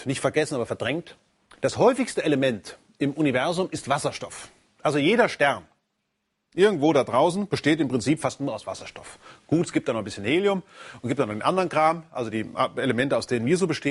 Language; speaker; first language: German; native; German